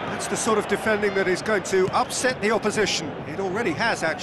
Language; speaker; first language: English; native; English